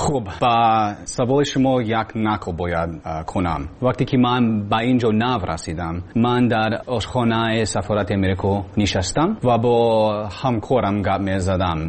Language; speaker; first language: Persian; non-native, learner; English